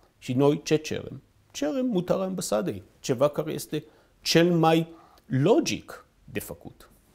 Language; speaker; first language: Romanian; non-native, fluent; Hebrew